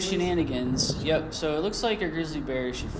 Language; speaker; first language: English; native; English